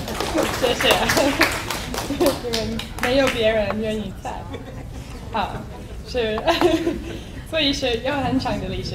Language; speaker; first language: Chinese; non-native, fluent; English